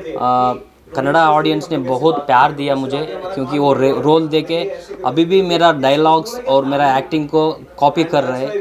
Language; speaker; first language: Hindi; non-native, local second language; Kannada